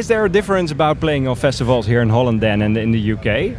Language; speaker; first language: English; non-native, fluent; Dutch